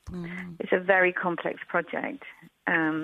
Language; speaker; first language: English; native; English